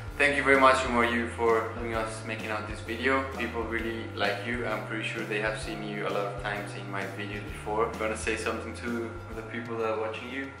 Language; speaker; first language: English; non-native, fluent; Spanish